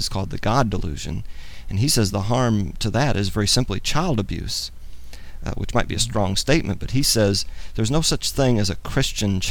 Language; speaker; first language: English; native; English